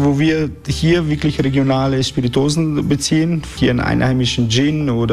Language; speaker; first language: German; native; German